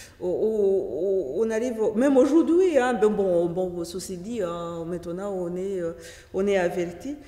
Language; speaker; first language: French; non-native, local second language; Kinyarwanda